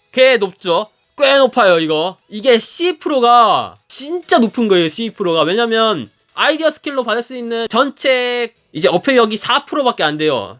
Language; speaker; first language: Korean; native; Korean